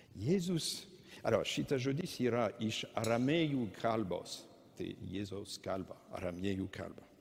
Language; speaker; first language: Lithuanian; non-native, fluent; French